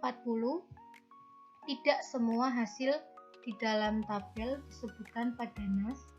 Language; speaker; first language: Indonesian; native; Indonesian